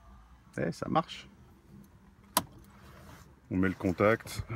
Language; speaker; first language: French; native; French